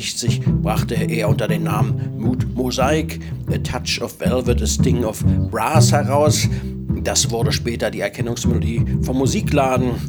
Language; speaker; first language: German; native; German